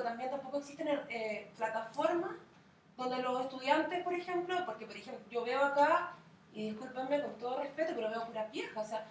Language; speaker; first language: Spanish; native; Spanish